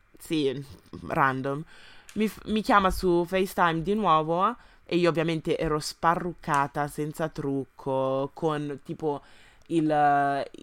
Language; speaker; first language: Italian; early bilingual, other home language; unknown